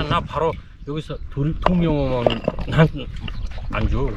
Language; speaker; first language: Korean; non-native, learner; Mongolian